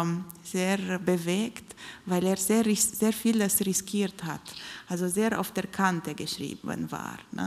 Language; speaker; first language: German; non-native, fluent; Romanian